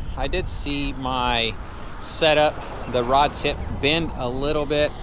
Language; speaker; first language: English; native; English